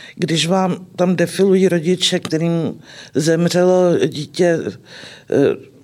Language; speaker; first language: Czech; native; Czech